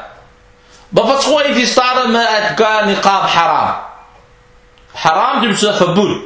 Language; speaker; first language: Danish; early bilingual, other home language; Arabic